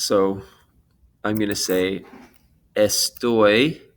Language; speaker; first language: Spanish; non-native, fluent; English